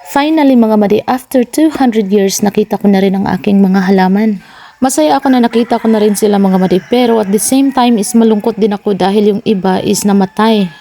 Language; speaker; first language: Filipino; non-native, local second language; Cebuano